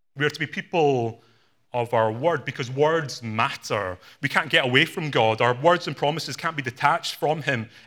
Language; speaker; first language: English; native; English